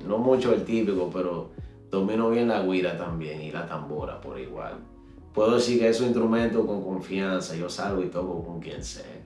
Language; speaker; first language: Spanish; early bilingual, heritage; Spanish